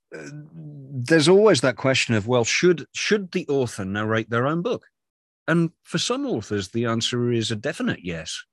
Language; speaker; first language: English; native; English